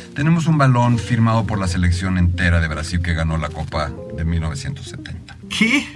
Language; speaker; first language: Spanish; native; Spanish